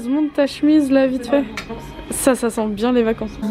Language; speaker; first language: French; native; French